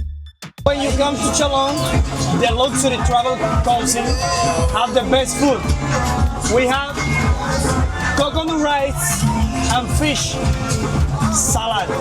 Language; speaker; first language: English; non-native, learner; Spanish